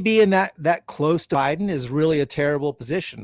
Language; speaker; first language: English; native; English